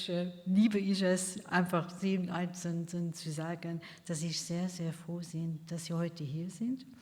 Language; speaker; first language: German; non-native, local second language; Luxembourgish